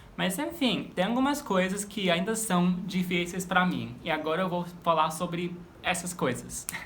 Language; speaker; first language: Portuguese; non-native, fluent; English